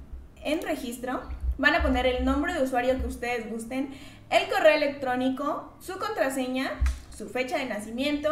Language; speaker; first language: Spanish; native; Spanish